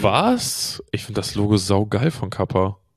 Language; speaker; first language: German; native; German